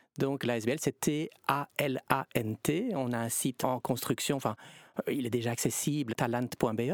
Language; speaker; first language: French; native; French